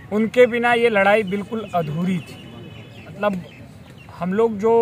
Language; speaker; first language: Hindi; native; Hindi